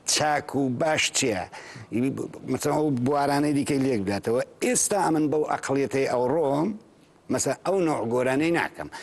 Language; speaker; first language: Central Kurdish; native; Central Kurdish